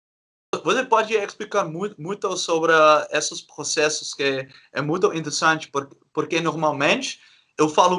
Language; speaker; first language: Portuguese; non-native, learner; Dutch